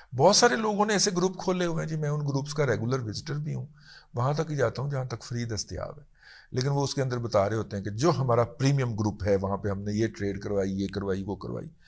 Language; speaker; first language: Urdu; native; Urdu